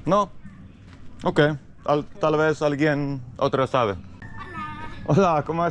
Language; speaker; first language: Spanish; non-native, learner; Finnish